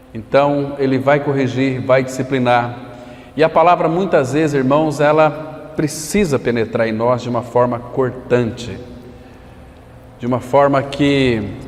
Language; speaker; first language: Portuguese; native; Portuguese